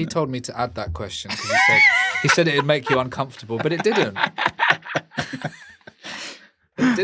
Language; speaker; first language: English; native; English